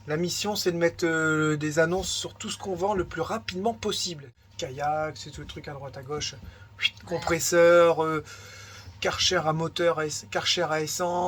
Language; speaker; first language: French; native; French